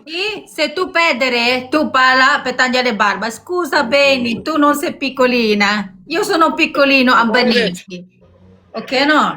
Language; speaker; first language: Italian; non-native, learner; Albanian